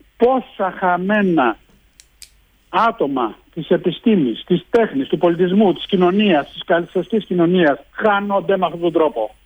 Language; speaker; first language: Greek; early bilingual, heritage; Greek